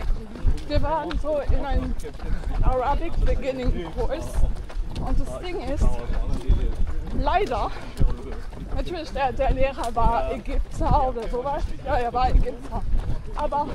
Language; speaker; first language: German; non-native, fluent; French